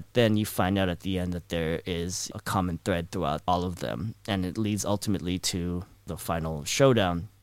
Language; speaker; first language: English; early bilingual, other home language; Filipino